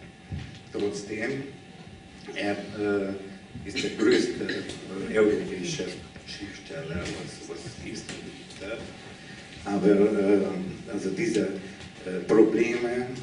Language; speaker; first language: German; non-native, learner; Hungarian